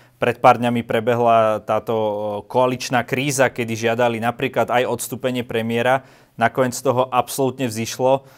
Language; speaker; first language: Slovak; native; Slovak